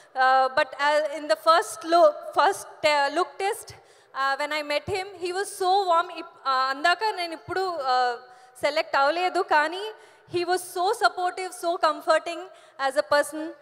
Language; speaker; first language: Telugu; non-native, learner; Kannada